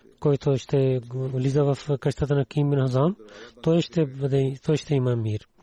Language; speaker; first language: Bulgarian; non-native, learner; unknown